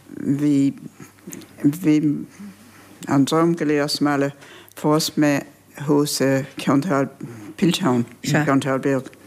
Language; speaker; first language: Irish; native; Irish